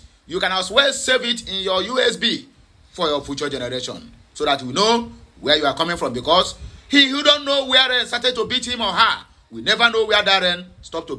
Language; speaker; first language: English; non-native, local second language; Igbo